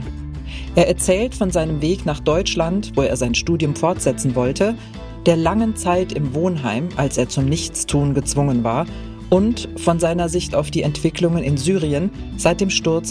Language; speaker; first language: German; native; German